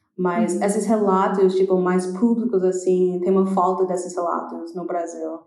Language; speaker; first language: Portuguese; non-native, fluent; English